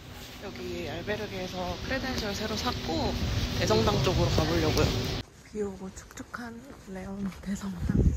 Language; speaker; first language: Korean; native; Korean